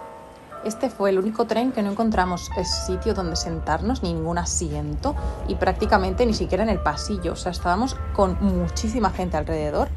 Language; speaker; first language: Spanish; native; Spanish